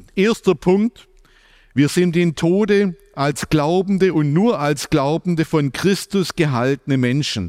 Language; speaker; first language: German; native; German